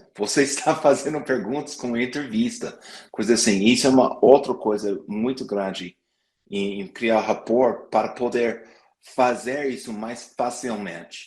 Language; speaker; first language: Portuguese; non-native, fluent; English